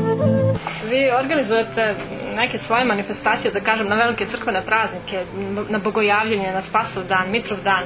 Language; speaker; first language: Serbian; native; Serbian